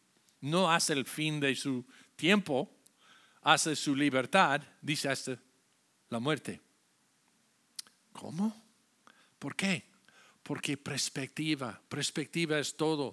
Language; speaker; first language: Spanish; non-native, fluent; English